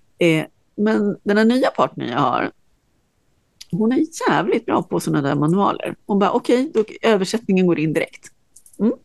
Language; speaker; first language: Swedish; native; Swedish